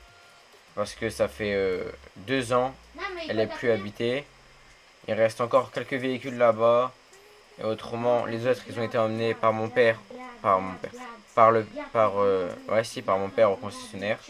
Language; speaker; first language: French; native; French